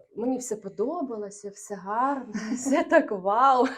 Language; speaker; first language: Ukrainian; non-native, local second language; Russian